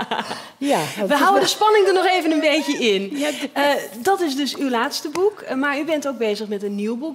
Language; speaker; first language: Dutch; native; Dutch